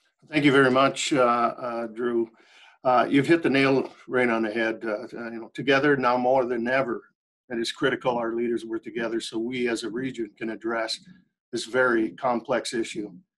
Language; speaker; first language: English; early bilingual, other home language; French